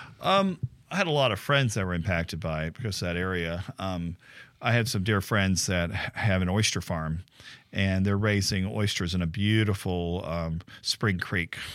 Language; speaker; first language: English; native; English